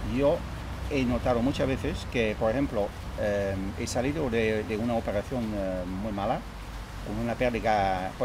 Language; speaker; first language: Spanish; non-native, fluent; Dutch